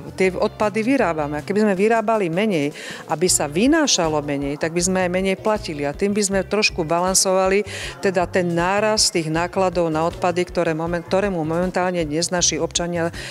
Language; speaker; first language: Slovak; native; Slovak